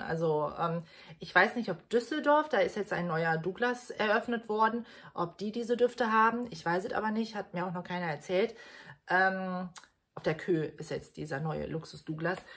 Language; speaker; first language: German; native; German